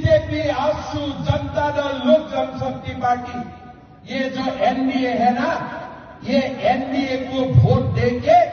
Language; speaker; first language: Hindi; native; Hindi